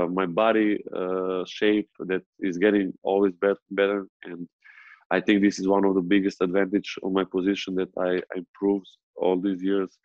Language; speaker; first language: English; non-native, fluent; Serbian